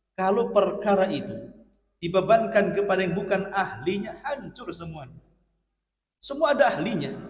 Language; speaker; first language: Malay; native; Malay